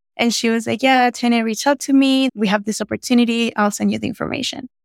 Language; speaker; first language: English; non-native, fluent; Spanish